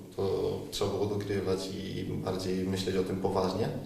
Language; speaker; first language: Polish; native; Polish